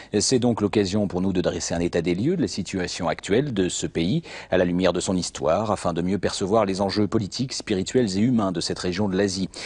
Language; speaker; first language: French; native; French